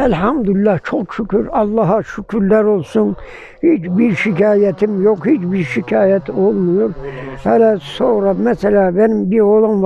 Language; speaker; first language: Turkish; native; Turkish